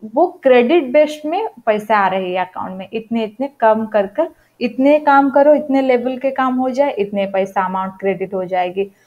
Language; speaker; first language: Hindi; non-native, local second language; Odia